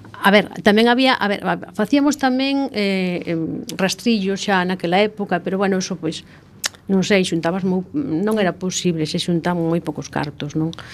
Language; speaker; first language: Galician; non-native, local second language; Spanish